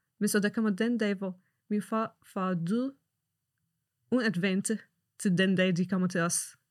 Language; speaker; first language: Danish; non-native, fluent; Arabic